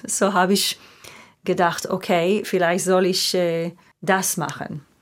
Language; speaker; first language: German; non-native, fluent; Hebrew